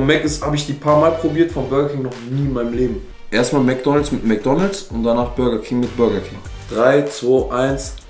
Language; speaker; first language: German; native; German